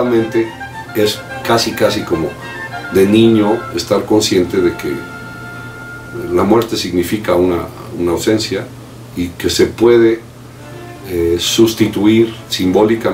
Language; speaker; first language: Spanish; native; Spanish